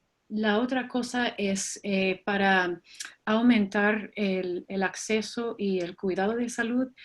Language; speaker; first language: Spanish; non-native, fluent; English